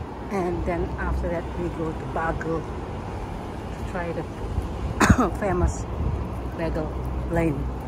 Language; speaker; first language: English; non-native, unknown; Indonesian